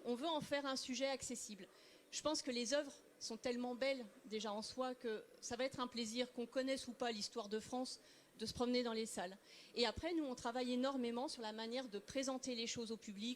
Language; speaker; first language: French; native; French